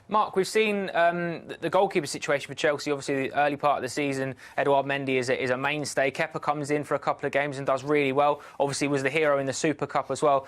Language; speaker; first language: English; native; English